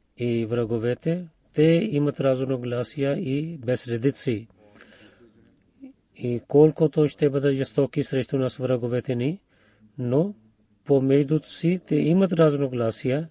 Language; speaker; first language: Bulgarian; non-native, fluent; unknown